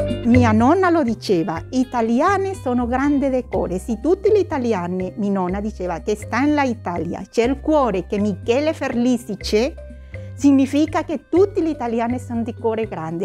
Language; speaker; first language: Italian; non-native, learner; Spanish